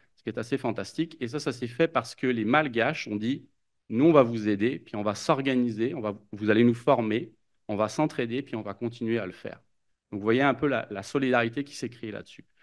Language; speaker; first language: French; native; French